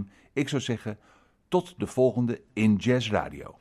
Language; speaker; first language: Dutch; native; Dutch